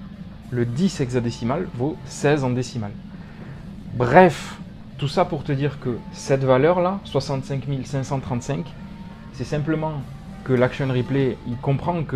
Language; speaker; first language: French; native; French